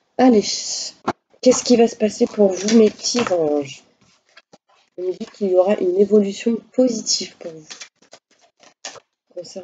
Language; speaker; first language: French; native; French